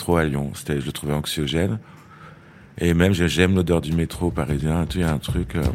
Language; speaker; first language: French; native; French